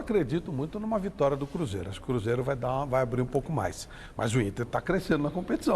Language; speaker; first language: Portuguese; native; Portuguese